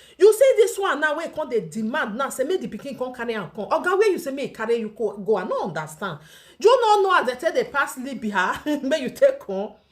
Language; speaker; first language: Nigerian Pidgin; native; Nigerian Pidgin